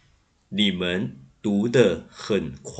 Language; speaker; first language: Chinese; non-native, fluent; Indonesian